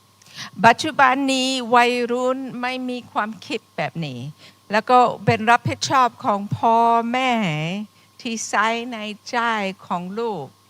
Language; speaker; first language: Thai; non-native, fluent; English